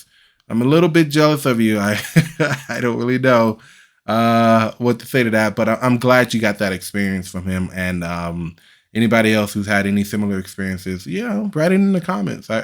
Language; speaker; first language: English; native; English